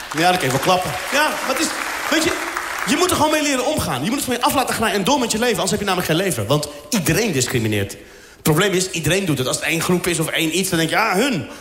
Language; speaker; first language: Dutch; early bilingual, other home language; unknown